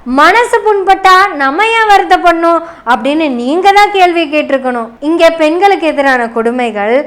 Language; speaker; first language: Tamil; non-native, local second language; Malayalam